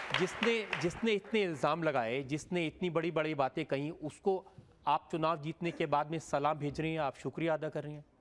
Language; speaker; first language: Hindi; native; Hindi